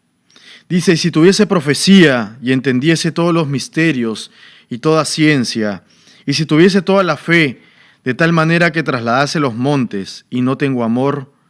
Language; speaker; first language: Spanish; native; Spanish